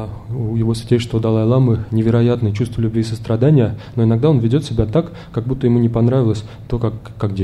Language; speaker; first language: Russian; native; Russian